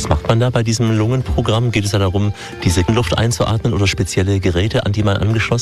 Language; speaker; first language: German; native; German